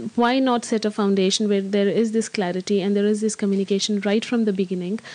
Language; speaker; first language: English; non-native, local second language; Hindi